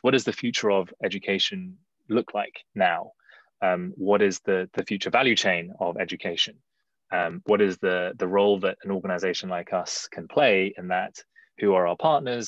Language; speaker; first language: English; early bilingual, other home language; Chinese